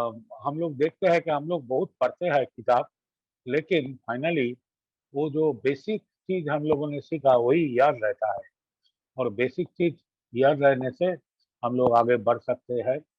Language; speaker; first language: Hindi; non-native, local second language; Bangla